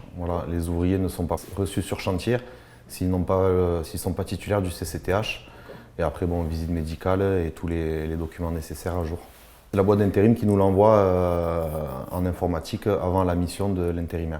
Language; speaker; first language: French; native; French